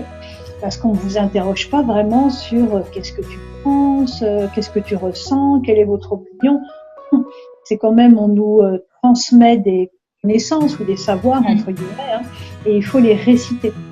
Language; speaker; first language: French; native; French